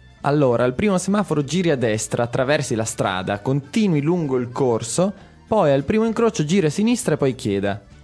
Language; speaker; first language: Italian; native; Italian